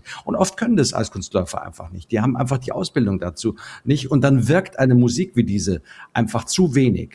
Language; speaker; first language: German; native; German